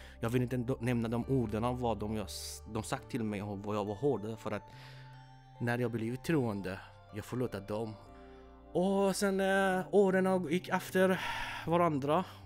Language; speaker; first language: Swedish; non-native, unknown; Persian